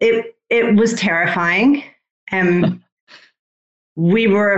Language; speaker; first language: English; native; English